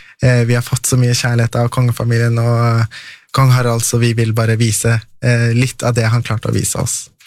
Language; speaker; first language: Norwegian; early bilingual, other home language; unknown